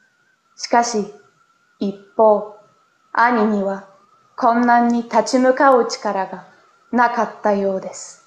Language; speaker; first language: Japanese; non-native, learner; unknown